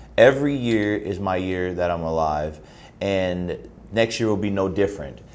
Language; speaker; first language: English; native; English